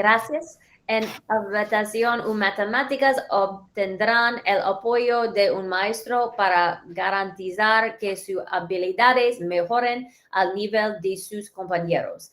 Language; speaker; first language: Spanish; early bilingual, heritage; English